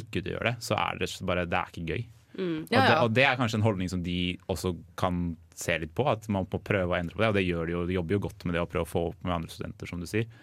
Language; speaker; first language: Norwegian; native; Norwegian